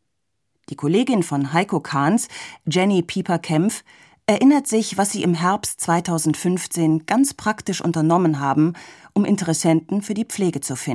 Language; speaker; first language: German; native; German